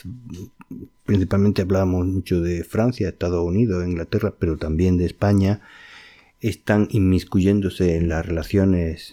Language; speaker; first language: Spanish; native; Spanish